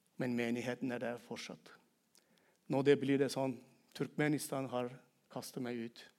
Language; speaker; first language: Norwegian; non-native, fluent; Turkmen